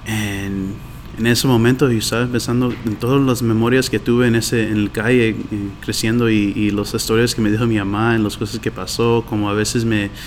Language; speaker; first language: Spanish; early bilingual, heritage; Spanish